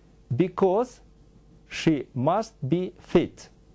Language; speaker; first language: English; non-native, fluent; Russian